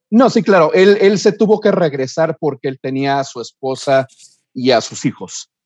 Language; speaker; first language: Spanish; early bilingual, heritage; Spanish